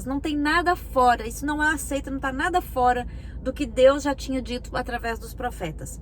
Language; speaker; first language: Portuguese; native; Portuguese